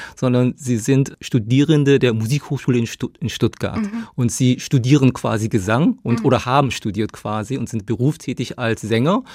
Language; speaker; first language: German; early bilingual, other home language; Korean